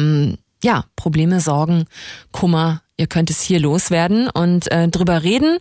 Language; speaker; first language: German; native; German